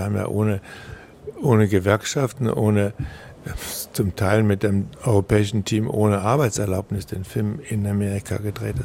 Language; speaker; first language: German; native; German